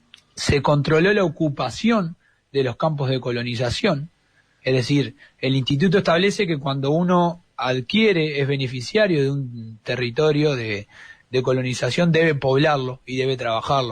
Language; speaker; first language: Spanish; native; Spanish